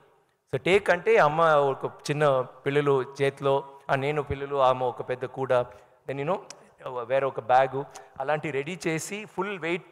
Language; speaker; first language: Telugu; non-native, learner; Tamil